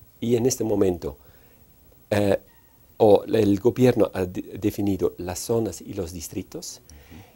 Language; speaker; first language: Spanish; non-native, fluent; Dutch